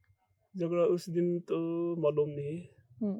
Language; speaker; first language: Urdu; non-native, local second language; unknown